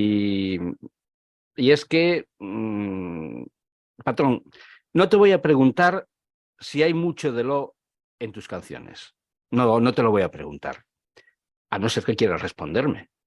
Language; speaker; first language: Spanish; native; Spanish